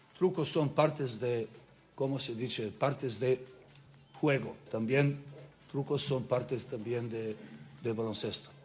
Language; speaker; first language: Spanish; non-native, learner; Serbian